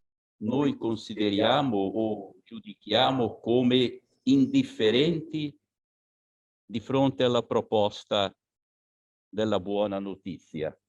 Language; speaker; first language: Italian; non-native, fluent; Portuguese